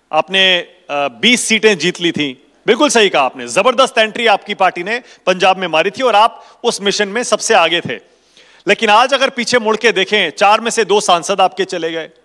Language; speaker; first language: Hindi; native; Hindi